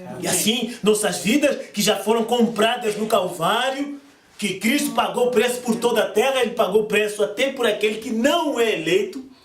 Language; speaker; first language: Portuguese; native; Portuguese